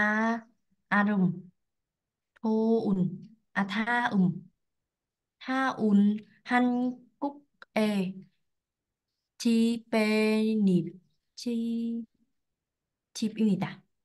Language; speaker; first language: Korean; non-native, learner; Vietnamese